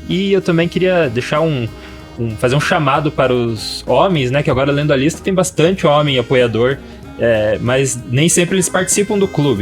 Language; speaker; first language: Portuguese; native; Portuguese